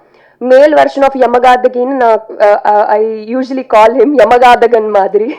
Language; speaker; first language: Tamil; non-native, learner; Telugu